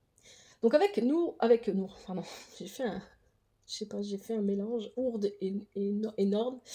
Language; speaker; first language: French; native; French